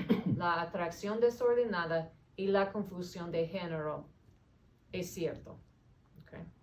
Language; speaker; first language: Spanish; non-native, fluent; English